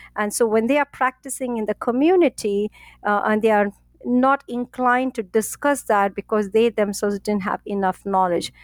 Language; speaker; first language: English; non-native, local second language; Tamil